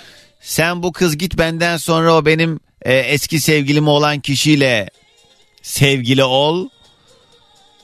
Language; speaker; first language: Turkish; native; Turkish